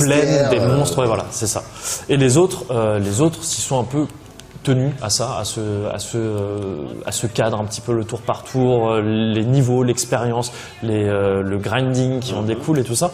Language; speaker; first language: French; native; French